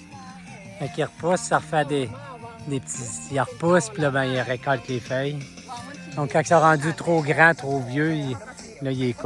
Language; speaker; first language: French; native; French